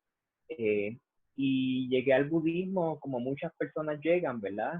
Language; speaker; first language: Spanish; native; Spanish